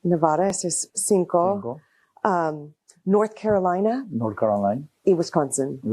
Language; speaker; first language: Spanish; non-native, fluent; English